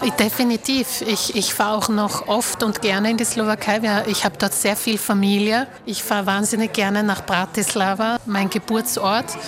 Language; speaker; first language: German; early bilingual, other home language; Slovak